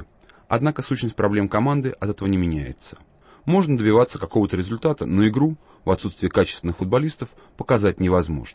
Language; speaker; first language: Russian; native; Russian